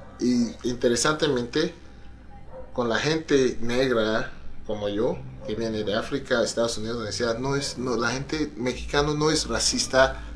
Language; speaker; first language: Spanish; non-native, fluent; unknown